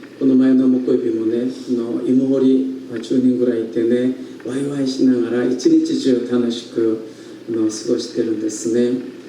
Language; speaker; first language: Japanese; non-native, fluent; Korean